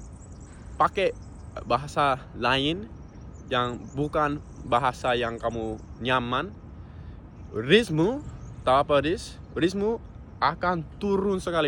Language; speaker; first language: Indonesian; non-native, fluent; English